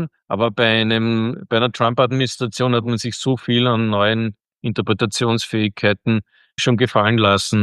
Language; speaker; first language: German; native; German